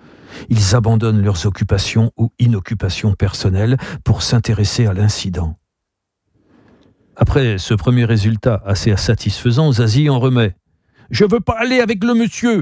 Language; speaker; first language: French; native; French